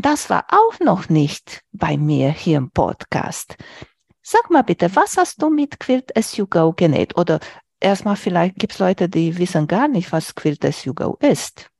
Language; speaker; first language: German; non-native, fluent; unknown